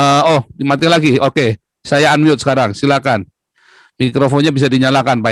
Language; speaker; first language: Indonesian; native; Indonesian